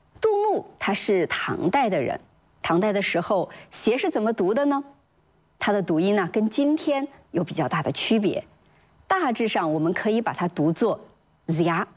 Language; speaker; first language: Chinese; native; Chinese